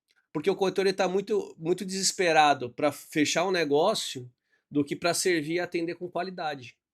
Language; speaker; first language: Portuguese; native; Portuguese